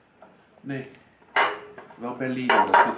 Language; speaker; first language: Dutch; native; Dutch